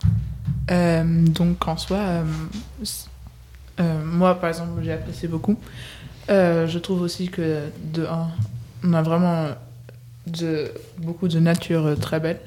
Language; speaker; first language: French; native; French